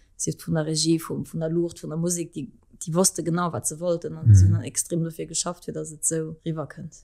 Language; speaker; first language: Luxembourgish; early bilingual, other home language; French